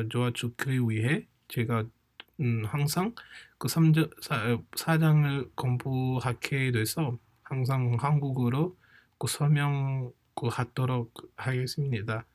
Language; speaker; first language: Korean; non-native, fluent; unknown